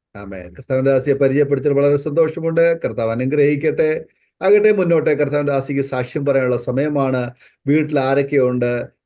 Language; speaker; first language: Malayalam; native; Malayalam